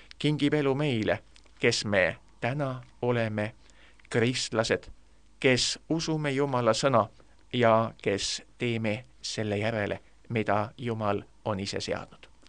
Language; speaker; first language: Estonian; native; Estonian